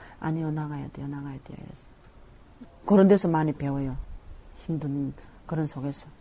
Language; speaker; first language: Korean; native; Korean